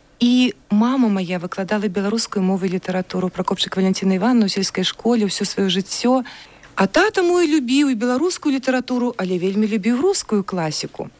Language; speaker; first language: Belarusian; native; Belarusian